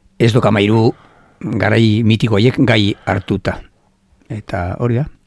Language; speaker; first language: Basque; native; Basque